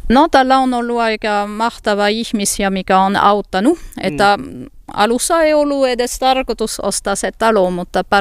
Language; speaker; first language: Finnish; non-native, learner; French